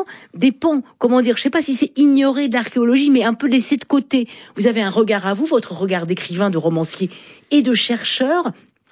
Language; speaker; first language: French; native; French